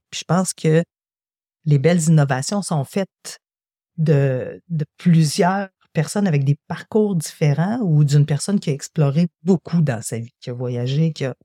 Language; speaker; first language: French; native; French